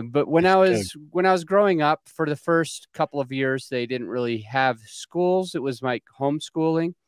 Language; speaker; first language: English; native; English